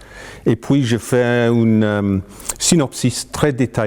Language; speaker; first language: French; non-native, fluent; English